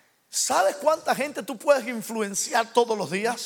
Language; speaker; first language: Spanish; native; Spanish